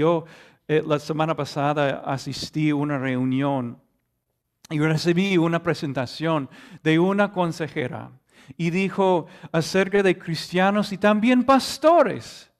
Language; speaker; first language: Spanish; non-native, fluent; English